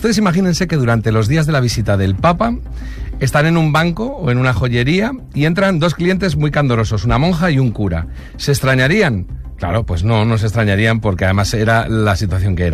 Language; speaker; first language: Spanish; native; Spanish